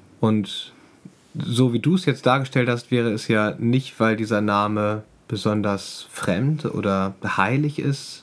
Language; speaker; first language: German; native; German